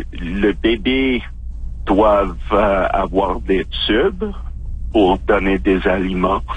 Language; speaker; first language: French; non-native, fluent; English